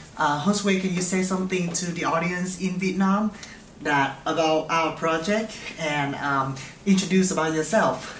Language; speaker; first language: English; non-native, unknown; Vietnamese